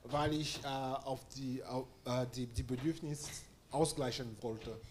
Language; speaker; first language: German; non-native, fluent; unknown